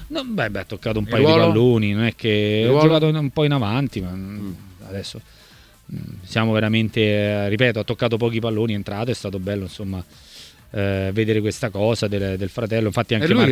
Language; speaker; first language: Italian; native; Italian